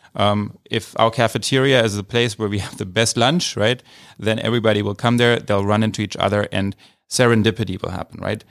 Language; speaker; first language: English; non-native, fluent; German